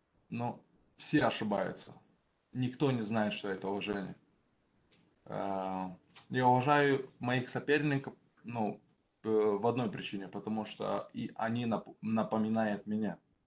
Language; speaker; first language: Russian; non-native, local second language; Romanian